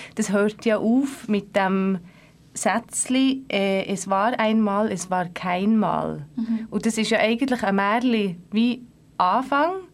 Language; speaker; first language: German; native; German